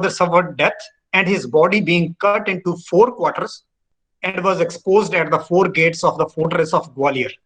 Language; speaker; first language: English; non-native, local second language; Punjabi